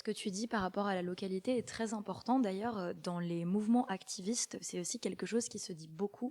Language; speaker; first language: French; native; French